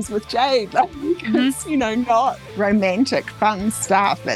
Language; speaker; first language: English; native; English